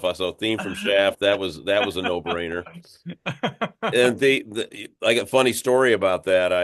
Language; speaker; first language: English; native; English